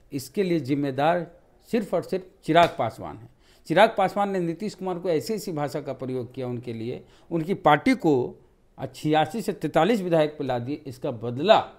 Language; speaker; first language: Hindi; native; Hindi